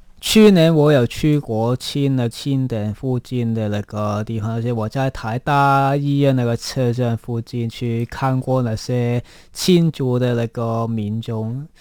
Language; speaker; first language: Chinese; non-native, local second language; Cantonese